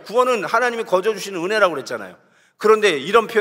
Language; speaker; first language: Korean; native; Korean